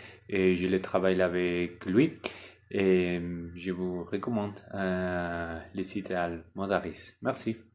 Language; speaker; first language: French; non-native, learner; Spanish